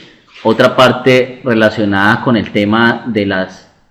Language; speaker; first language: Spanish; native; Spanish